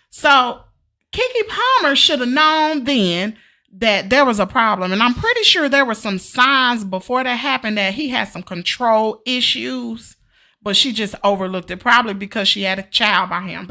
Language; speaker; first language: English; native; English